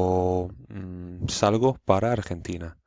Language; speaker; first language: Spanish; non-native, fluent; English